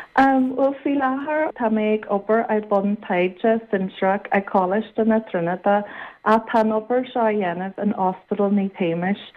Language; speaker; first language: Irish; non-native, local second language; English